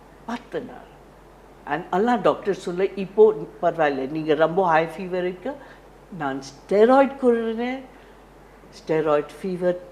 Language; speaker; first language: Tamil; non-native, learner; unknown